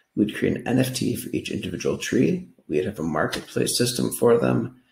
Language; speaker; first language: English; native; English